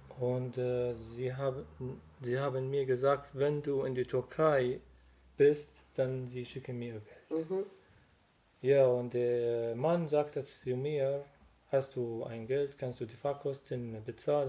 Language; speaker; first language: German; non-native, learner; Arabic